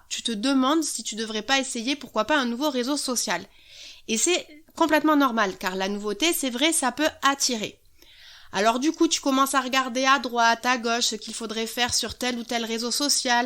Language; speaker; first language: French; native; French